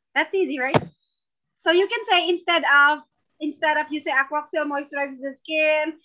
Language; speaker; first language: English; non-native, fluent; Indonesian